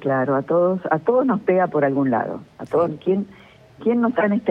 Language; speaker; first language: Spanish; native; Spanish